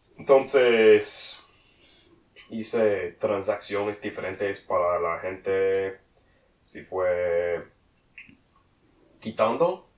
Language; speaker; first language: Spanish; non-native, learner; English